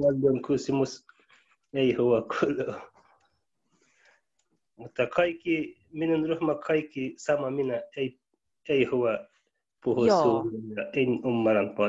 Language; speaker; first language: Finnish; non-native, learner; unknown